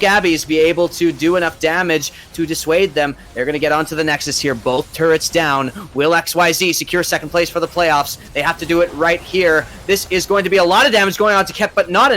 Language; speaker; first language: English; native; English